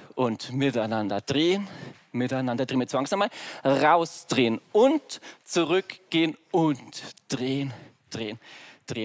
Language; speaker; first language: German; native; German